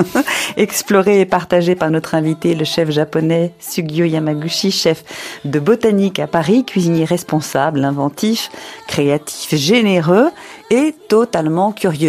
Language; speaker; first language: French; native; French